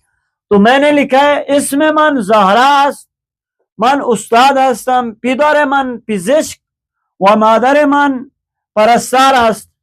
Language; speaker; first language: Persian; non-native, fluent; Urdu